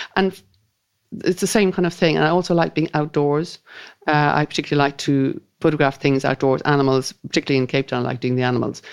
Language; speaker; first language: English; native; English